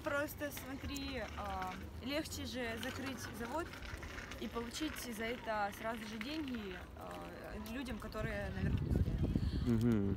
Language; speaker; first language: Russian; native; Russian